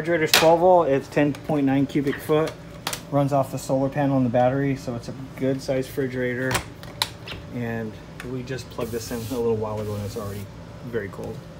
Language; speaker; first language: English; native; English